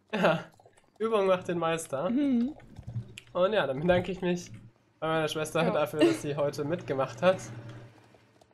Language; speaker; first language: German; native; German